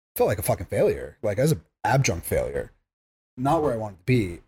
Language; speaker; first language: English; native; English